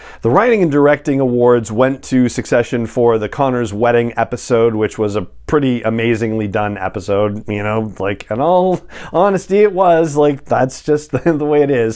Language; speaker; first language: English; native; English